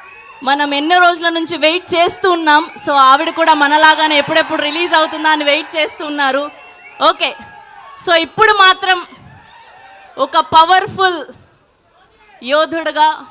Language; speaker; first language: Telugu; native; Telugu